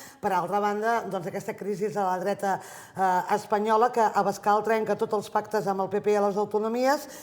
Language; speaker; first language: Catalan; native; Catalan